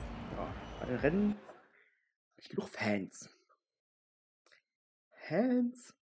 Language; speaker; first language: German; native; German